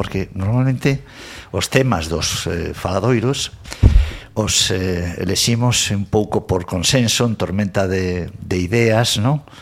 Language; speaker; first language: Galician; non-native, local second language; Spanish